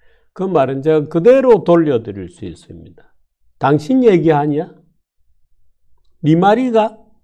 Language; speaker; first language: Korean; native; Korean